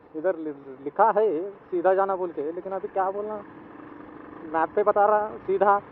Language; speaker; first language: Hindi; non-native, local second language; Marathi